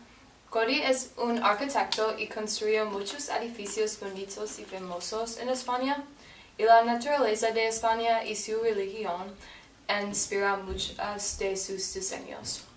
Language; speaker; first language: Spanish; non-native, learner; English